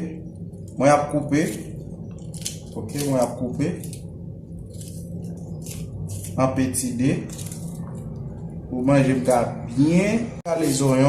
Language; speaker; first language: French; non-native, local second language; Haitian Creole